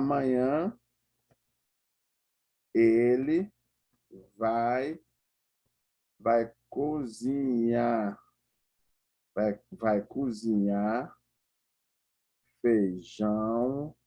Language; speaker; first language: Portuguese; non-native, learner; Haitian Creole